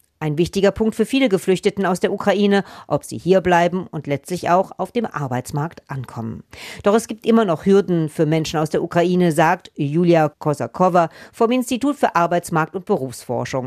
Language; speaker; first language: German; native; German